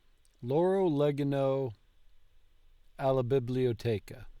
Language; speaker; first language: Italian; non-native, learner; English